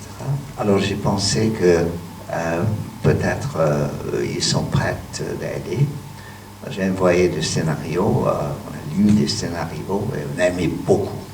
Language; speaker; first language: French; non-native, fluent; Hungarian